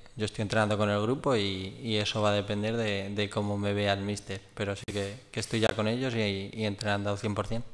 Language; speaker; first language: Spanish; native; Spanish